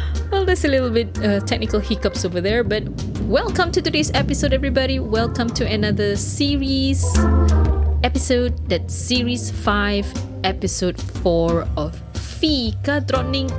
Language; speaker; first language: English; non-native, local second language; Malay